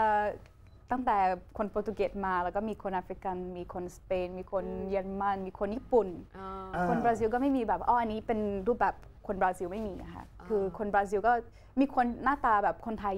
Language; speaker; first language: Thai; non-native, fluent; Portuguese